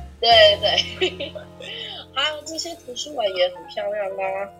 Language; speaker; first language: Chinese; non-native, fluent; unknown